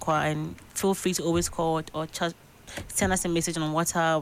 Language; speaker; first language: English; non-native, local second language; Akan